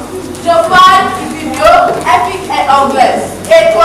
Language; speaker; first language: French; non-native, learner; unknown